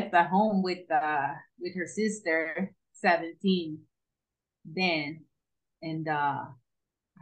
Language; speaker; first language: English; non-native, fluent; Spanish